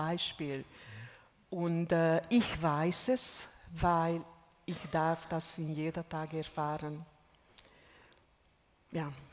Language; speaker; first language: German; non-native, fluent; Hungarian